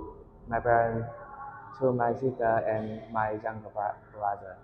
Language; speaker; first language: English; non-native, learner; Vietnamese